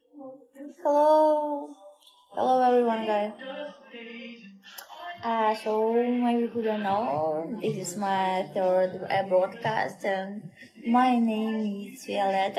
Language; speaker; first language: English; non-native, learner; Russian